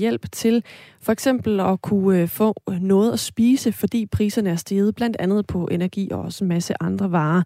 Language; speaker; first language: Danish; native; Danish